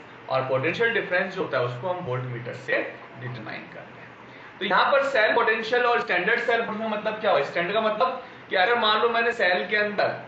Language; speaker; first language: Hindi; native; Hindi